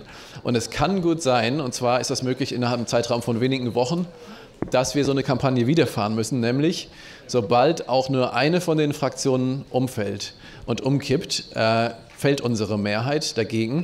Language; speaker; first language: German; native; German